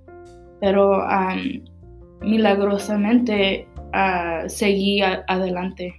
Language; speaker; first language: Spanish; early bilingual, heritage; Spanish